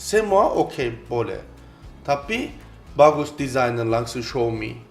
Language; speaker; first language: Indonesian; non-native, learner; Turkish